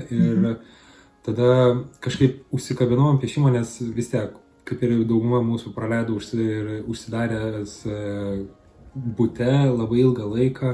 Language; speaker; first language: Lithuanian; native; Lithuanian